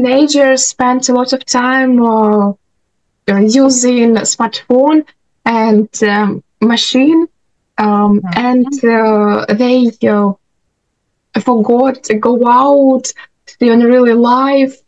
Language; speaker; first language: English; non-native, learner; Russian